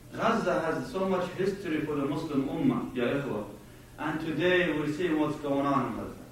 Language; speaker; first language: English; non-native, fluent; Arabic